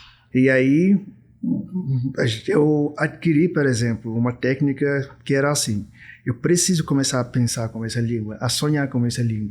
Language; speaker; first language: Portuguese; non-native, fluent; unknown